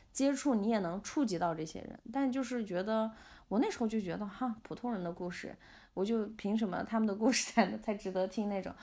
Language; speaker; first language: Chinese; non-native, local second language; Uyghur